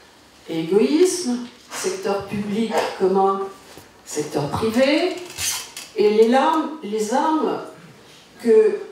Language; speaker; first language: French; native; French